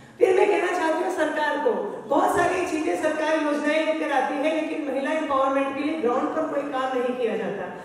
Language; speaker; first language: Hindi; native; Hindi